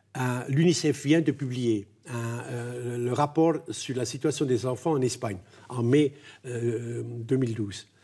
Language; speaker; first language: French; non-native, local second language; German